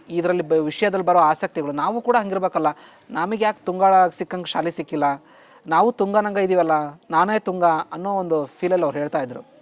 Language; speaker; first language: Kannada; native; Kannada